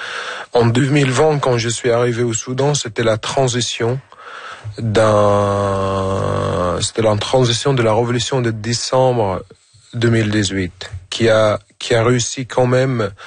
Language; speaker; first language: French; non-native, fluent; Arabic